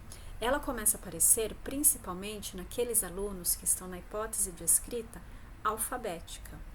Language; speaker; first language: Portuguese; native; Portuguese